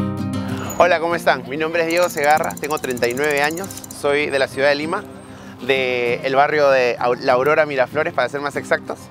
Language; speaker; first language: Spanish; native; Spanish